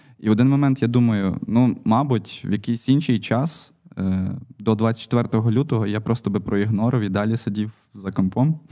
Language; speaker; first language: Ukrainian; non-native, local second language; Russian